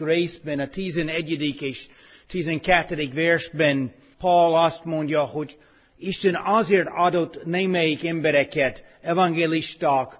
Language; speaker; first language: Hungarian; non-native, fluent; English